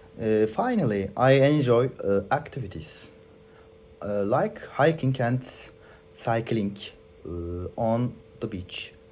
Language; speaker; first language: English; non-native, learner; Turkish